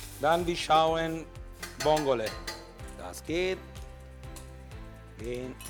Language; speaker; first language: German; non-native, learner; Italian